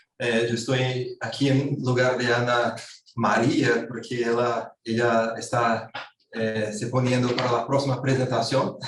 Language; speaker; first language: Spanish; non-native, fluent; Portuguese